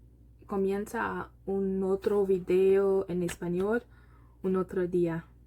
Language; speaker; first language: Spanish; non-native, learner; Lingala